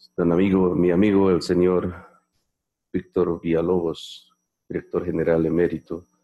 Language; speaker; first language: Spanish; non-native, fluent; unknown